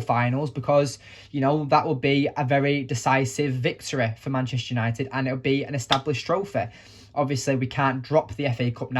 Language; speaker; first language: English; native; English